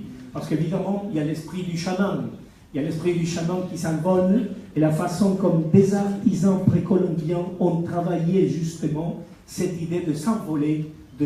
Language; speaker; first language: French; non-native, fluent; Spanish